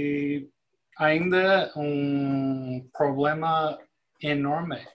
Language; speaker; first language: Portuguese; non-native, fluent; English